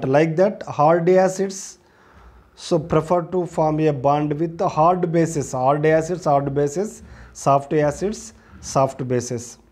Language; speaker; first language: English; non-native, local second language; Telugu